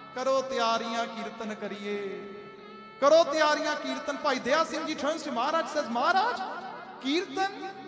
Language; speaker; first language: Punjabi; early bilingual, heritage; Punjabi